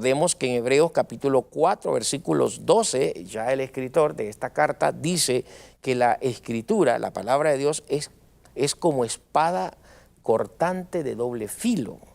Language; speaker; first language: Spanish; native; Spanish